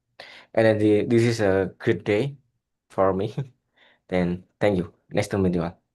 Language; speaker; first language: English; non-native, learner; Indonesian